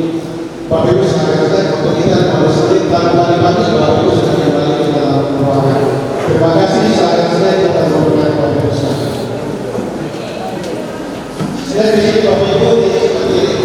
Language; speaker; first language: Indonesian; native; Indonesian